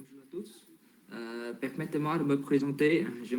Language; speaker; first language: French; non-native, learner; Vietnamese